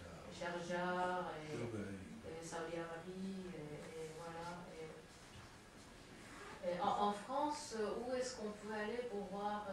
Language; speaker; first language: French; non-native, fluent; Japanese